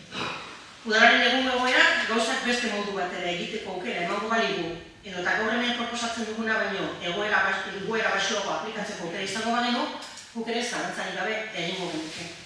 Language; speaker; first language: Basque; native; Basque